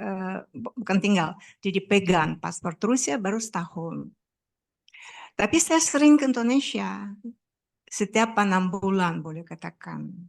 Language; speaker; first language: Indonesian; non-native, fluent; Russian